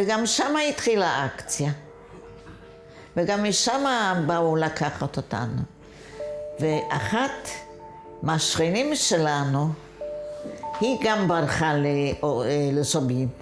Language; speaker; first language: Hebrew; non-native, fluent; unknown